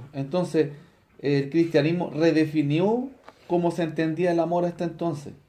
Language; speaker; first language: Spanish; native; Spanish